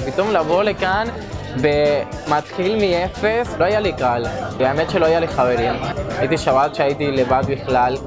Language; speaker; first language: Hebrew; non-native, learner; Spanish